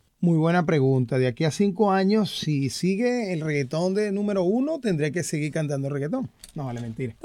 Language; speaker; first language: Spanish; native; Spanish